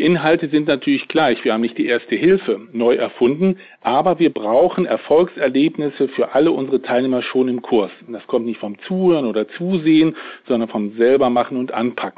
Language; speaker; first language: German; native; German